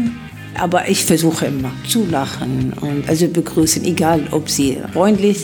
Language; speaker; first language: German; non-native, learner; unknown